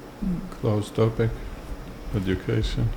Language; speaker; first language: English; non-native, fluent; Georgian